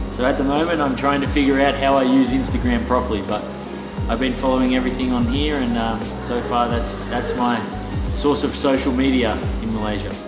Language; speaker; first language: English; native; English